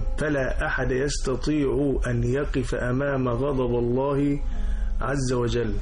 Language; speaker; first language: Arabic; native; Arabic